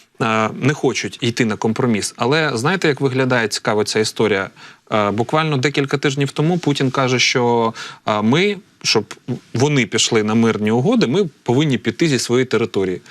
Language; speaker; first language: Ukrainian; native; Ukrainian